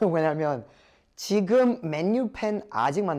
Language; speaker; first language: Korean; non-native, learner; English